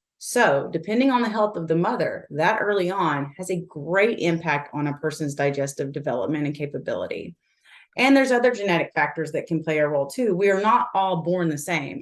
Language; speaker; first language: English; native; English